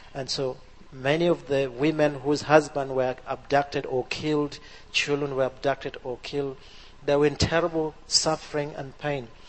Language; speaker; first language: English; non-native, local second language; Acoli